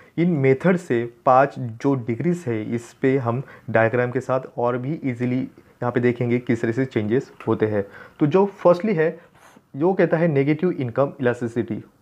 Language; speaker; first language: Hindi; non-native, local second language; Marathi